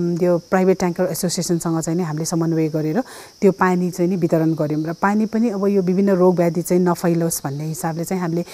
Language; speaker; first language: Nepali; native; Nepali